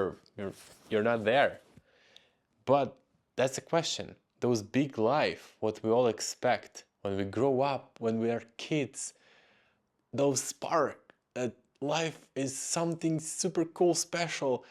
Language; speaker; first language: English; non-native, fluent; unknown